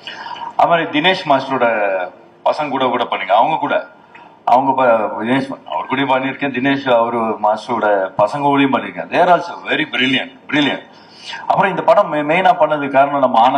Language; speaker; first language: Tamil; non-native, learner; Malayalam